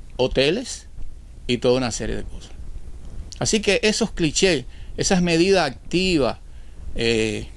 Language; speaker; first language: Spanish; native; Spanish